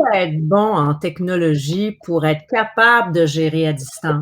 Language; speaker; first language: French; native; French